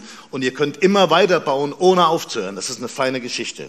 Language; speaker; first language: German; native; German